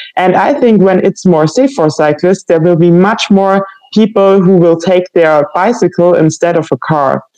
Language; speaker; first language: English; non-native, fluent; German